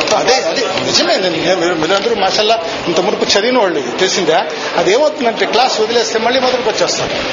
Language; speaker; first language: Telugu; non-native, local second language; Urdu